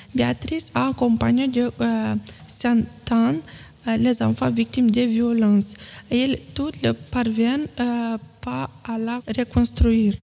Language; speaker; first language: French; non-native, fluent; Romanian